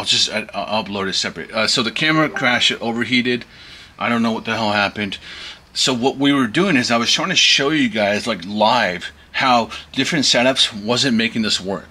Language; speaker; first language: English; native; English